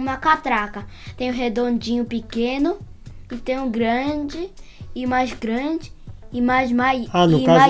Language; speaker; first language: Portuguese; early bilingual, heritage; Portuguese